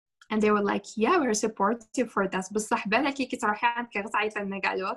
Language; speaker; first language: English; non-native, fluent; Arabic